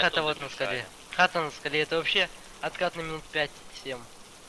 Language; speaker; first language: Russian; native; Russian